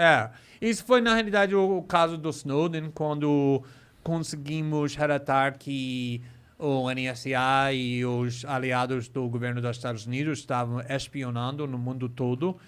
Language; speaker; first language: Portuguese; non-native, fluent; English